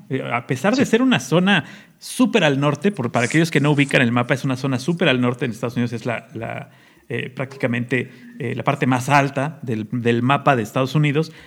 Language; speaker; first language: Spanish; native; Spanish